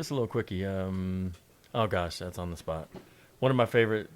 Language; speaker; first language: English; native; English